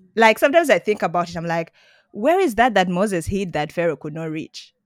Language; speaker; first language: English; non-native, local second language; Ganda